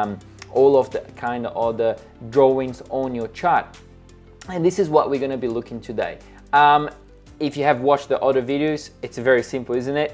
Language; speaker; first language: English; non-native, fluent; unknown